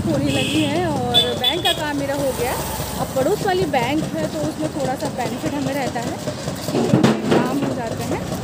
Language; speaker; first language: Hindi; native; Hindi